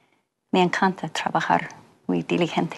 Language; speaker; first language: Spanish; non-native, fluent; English